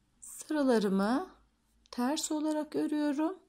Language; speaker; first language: Turkish; native; Turkish